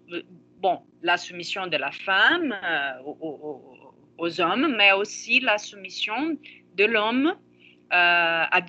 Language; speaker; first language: French; non-native, fluent; Portuguese